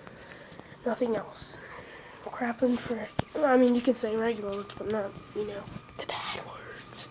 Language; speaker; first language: English; native; English